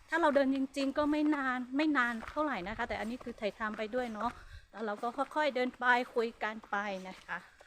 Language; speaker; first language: Thai; non-native, local second language; Hmong